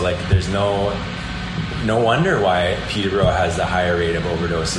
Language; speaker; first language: English; native; English